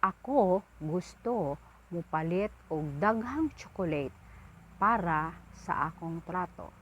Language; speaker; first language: Cebuano; non-native, learner; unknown